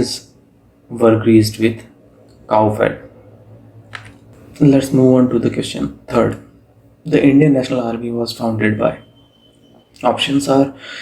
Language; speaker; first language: English; non-native, local second language; Hindi